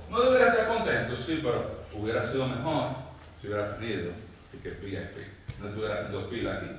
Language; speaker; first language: Spanish; native; Spanish